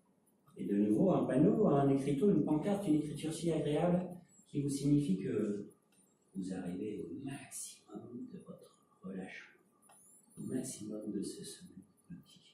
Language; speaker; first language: French; native; French